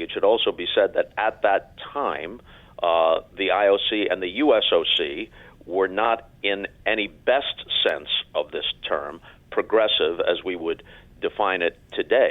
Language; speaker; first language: English; native; English